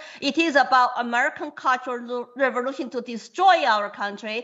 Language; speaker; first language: English; non-native, fluent; Chinese